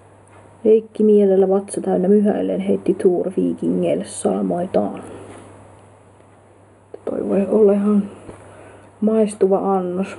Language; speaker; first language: Finnish; native; Finnish